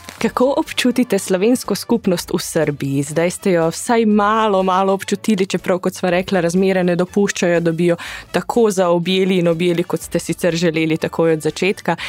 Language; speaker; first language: Slovenian; early bilingual, heritage; Slovenian